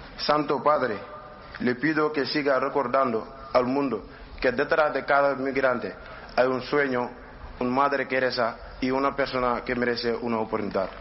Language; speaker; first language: Spanish; non-native, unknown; Wolof